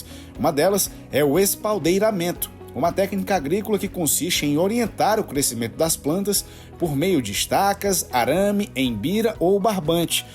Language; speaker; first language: Portuguese; native; Portuguese